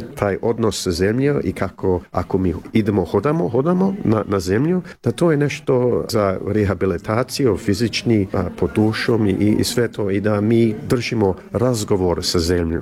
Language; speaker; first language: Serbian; early bilingual, heritage; Serbian